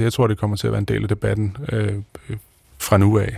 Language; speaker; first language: Danish; native; Danish